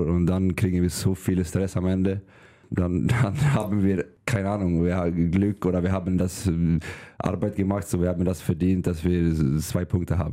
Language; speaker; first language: German; non-native, learner; Swedish